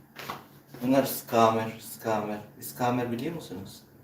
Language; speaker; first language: Turkish; non-native, learner; Filipino